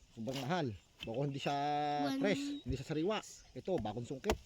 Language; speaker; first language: Filipino; non-native, local second language; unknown